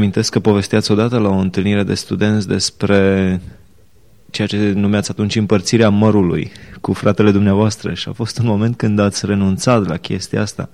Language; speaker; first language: Romanian; native; Romanian